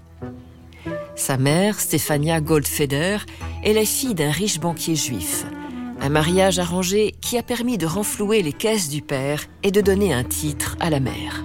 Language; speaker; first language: French; native; French